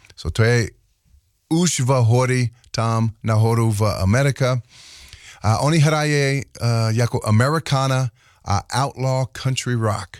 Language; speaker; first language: Czech; non-native, learner; English